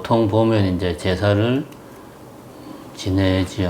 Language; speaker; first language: Korean; native; Korean